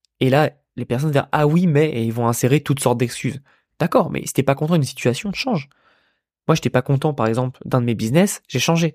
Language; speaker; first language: French; native; French